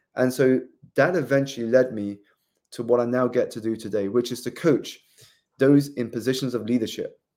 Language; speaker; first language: English; native; English